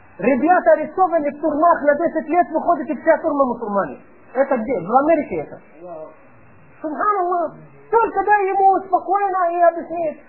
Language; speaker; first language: Russian; non-native, fluent; Arabic